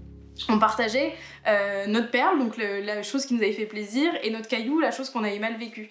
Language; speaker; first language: French; native; French